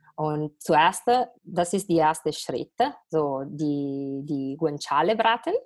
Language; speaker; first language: German; non-native, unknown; Italian